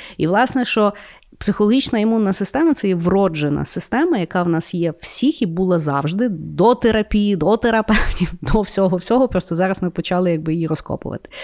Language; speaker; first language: Ukrainian; native; Ukrainian